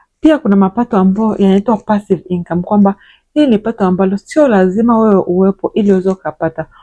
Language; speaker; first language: Swahili; native; Swahili